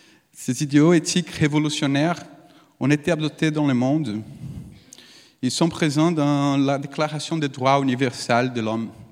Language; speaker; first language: French; non-native, fluent; Portuguese